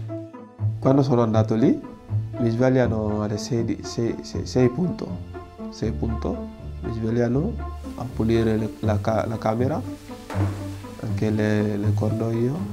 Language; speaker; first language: Italian; non-native, learner; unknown